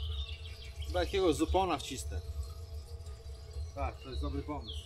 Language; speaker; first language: Polish; native; Polish